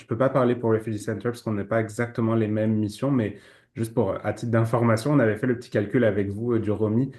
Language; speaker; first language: French; native; French